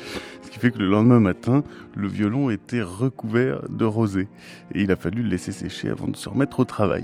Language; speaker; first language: French; native; French